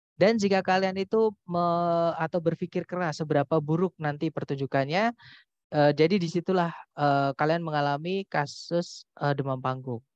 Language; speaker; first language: Indonesian; native; Indonesian